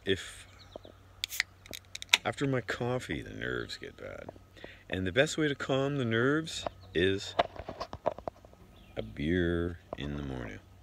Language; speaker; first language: English; native; English